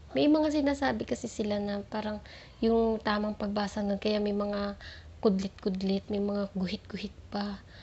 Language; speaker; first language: Filipino; native; Filipino